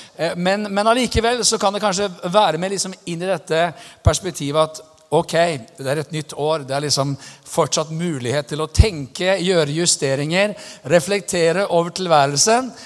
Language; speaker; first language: Norwegian; native; Norwegian